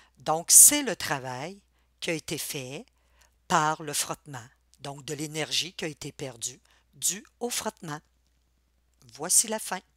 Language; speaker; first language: French; native; French